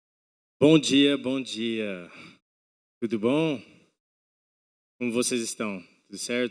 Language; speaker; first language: Portuguese; non-native, fluent; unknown